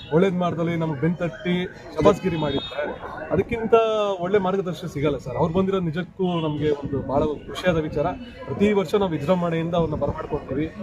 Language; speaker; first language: Kannada; native; Kannada